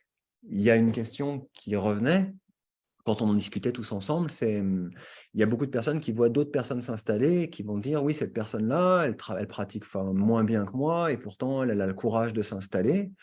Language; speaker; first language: French; native; French